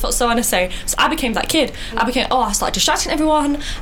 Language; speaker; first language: English; native; English